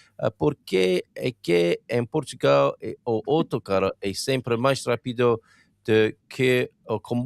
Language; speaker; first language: Portuguese; non-native, learner; English